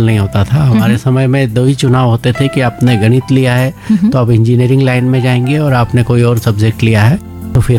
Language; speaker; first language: Hindi; native; Hindi